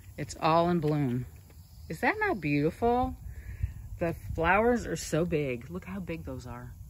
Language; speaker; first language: English; native; English